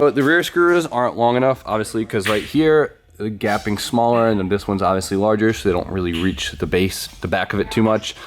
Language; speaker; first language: English; native; English